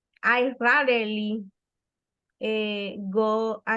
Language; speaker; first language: English; non-native, learner; Spanish